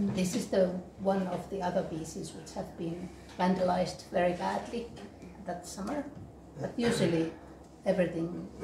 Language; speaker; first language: English; non-native, fluent; Finnish